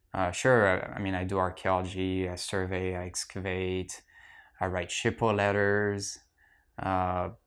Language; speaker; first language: English; non-native, fluent; French